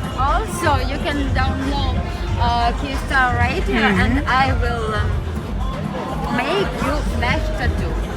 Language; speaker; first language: English; non-native, learner; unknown